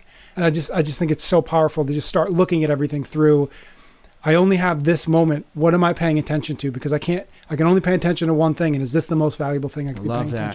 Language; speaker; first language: English; native; English